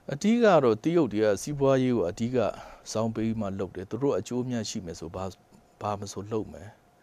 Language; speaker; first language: Burmese; non-native, local second language; Kachin